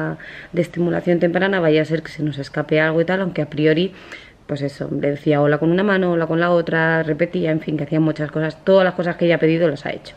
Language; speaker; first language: Spanish; native; Spanish